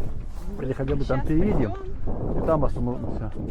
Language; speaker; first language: Russian; native; Russian